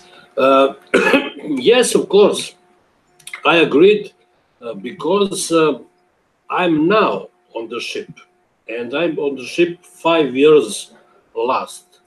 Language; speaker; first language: English; non-native, learner; Serbian